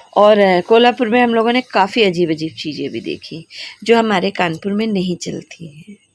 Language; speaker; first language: Hindi; native; Hindi